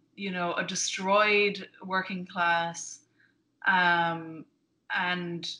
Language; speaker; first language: English; native; English